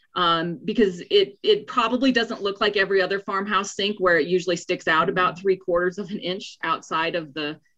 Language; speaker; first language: English; native; English